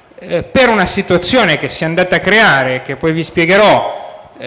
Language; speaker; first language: Italian; native; Italian